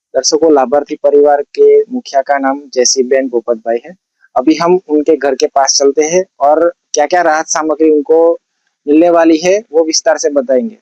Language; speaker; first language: Hindi; non-native, local second language; Gujarati